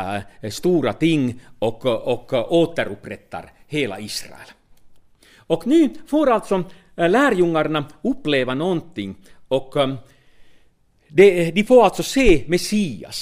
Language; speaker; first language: Swedish; non-native, fluent; Finnish